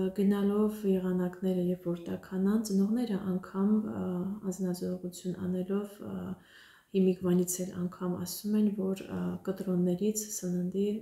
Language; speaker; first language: Armenian; native; Armenian